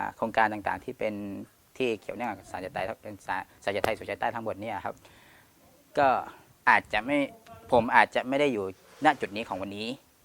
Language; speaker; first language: Thai; non-native, local second language; Pattani Malay